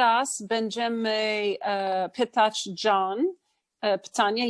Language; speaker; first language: Polish; non-native, learner; English